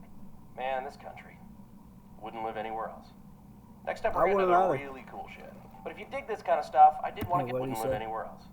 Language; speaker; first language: English; native; English